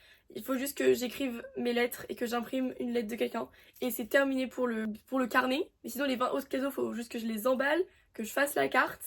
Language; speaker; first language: French; native; French